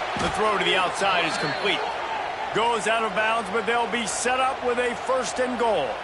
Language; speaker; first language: English; native; English